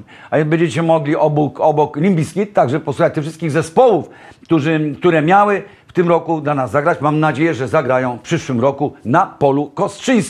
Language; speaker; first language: Polish; native; Polish